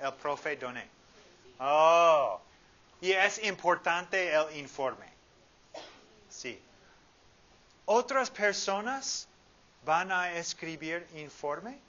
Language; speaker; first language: Spanish; non-native, fluent; English